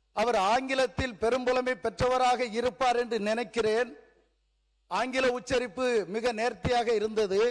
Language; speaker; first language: Tamil; native; Tamil